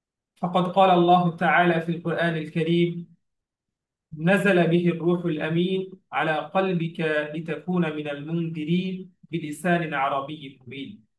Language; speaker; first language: Arabic; non-native, fluent; Bangla